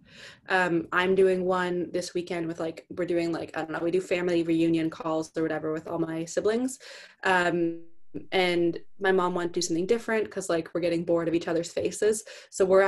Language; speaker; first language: English; native; English